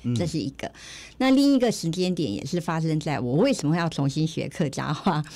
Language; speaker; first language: Chinese; native; Chinese